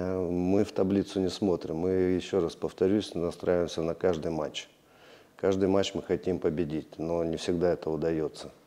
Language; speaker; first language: Russian; native; Russian